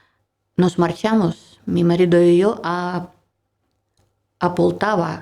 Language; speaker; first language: Spanish; non-native, learner; Russian